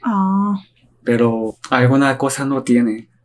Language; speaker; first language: Spanish; non-native, learner; Korean